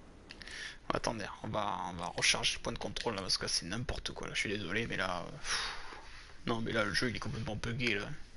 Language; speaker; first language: French; native; French